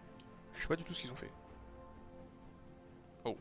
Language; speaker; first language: French; native; French